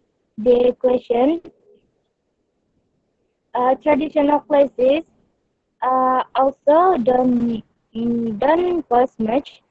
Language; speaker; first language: English; non-native, learner; Indonesian